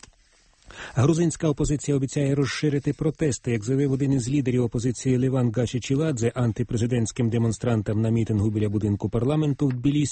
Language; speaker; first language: Ukrainian; native; Ukrainian